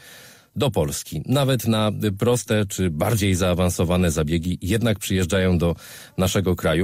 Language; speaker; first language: Polish; native; Polish